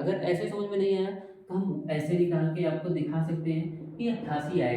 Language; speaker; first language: Hindi; native; Hindi